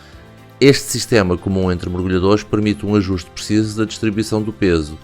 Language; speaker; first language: Portuguese; native; Portuguese